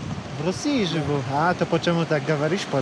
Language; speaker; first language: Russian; non-native, learner; Polish